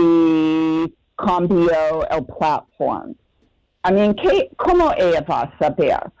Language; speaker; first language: Spanish; non-native, fluent; English